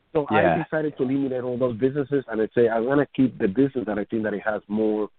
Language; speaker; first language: English; non-native, fluent; Spanish